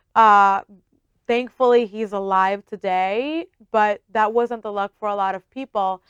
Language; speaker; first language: English; early bilingual, other home language; Spanish